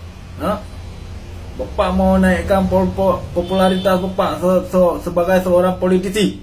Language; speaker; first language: Indonesian; non-native, local second language; Achinese